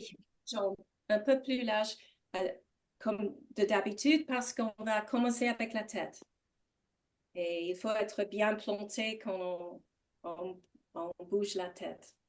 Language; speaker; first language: French; non-native, learner; English